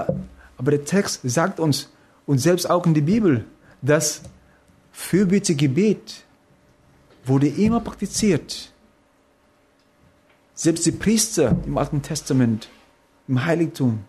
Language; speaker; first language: German; non-native, fluent; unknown